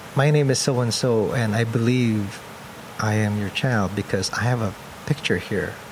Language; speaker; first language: English; non-native, local second language; Pampanga